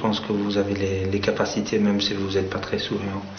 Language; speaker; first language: French; non-native, fluent; English